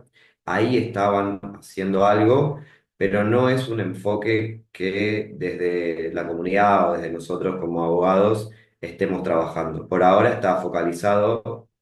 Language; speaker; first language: Spanish; native; Spanish